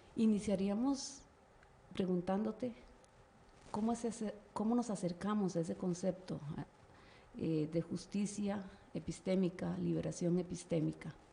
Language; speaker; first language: Spanish; native; Spanish